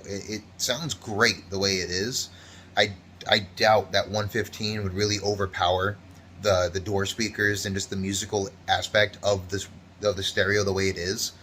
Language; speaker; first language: English; native; English